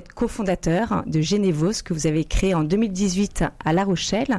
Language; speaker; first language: French; native; French